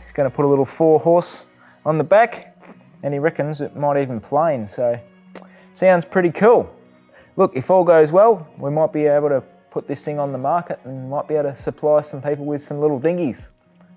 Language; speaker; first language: English; native; English